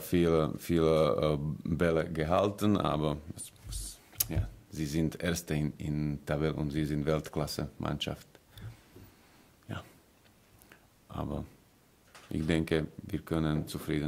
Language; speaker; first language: German; non-native, learner; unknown